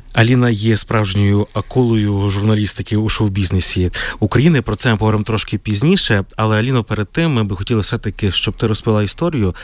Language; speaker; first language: Ukrainian; native; Ukrainian